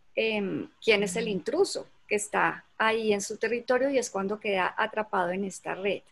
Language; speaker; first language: Spanish; native; Spanish